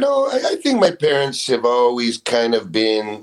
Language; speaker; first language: English; native; English